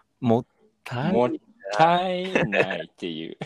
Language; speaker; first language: Japanese; native; Japanese